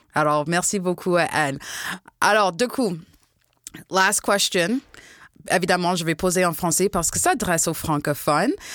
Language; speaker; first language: French; non-native, local second language; English